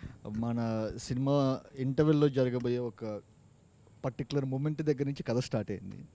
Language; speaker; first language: Telugu; native; Telugu